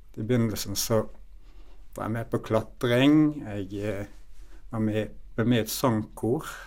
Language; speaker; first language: Norwegian; native; Norwegian